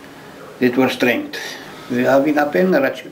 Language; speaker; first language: Swedish; early bilingual, heritage; Swedish